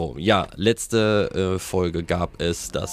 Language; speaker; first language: German; native; German